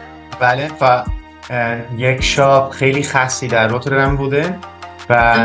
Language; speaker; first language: Persian; non-native, learner; Dutch